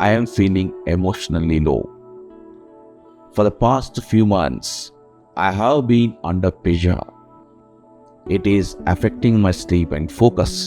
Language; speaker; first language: English; non-native, local second language; Telugu